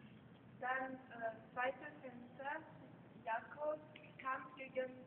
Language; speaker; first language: German; non-native, fluent; French